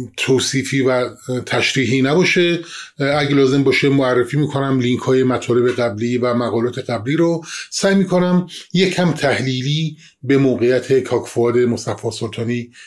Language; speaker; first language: Persian; non-native, local second language; Kurdish